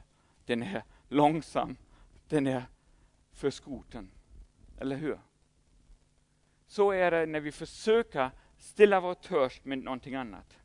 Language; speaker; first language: Swedish; non-native, fluent; German